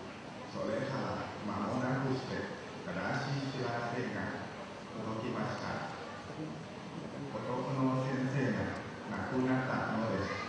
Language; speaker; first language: Japanese; non-native, learner; Lao